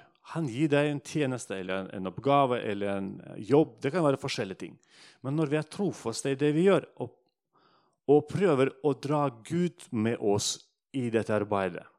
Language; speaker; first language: Norwegian; non-native, fluent; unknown